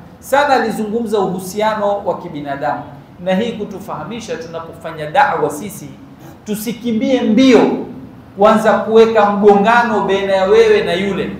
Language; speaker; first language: Swahili; native; Swahili